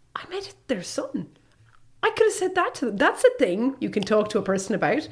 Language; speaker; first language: English; native; English